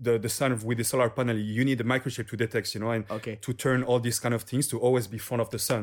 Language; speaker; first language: English; non-native, fluent; French